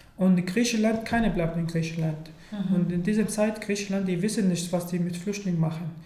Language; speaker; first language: German; non-native, fluent; Arabic